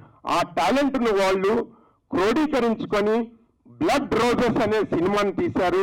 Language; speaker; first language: Telugu; native; Telugu